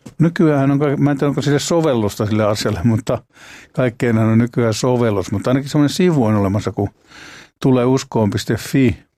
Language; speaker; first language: Finnish; native; Finnish